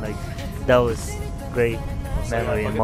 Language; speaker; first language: English; non-native, fluent; Japanese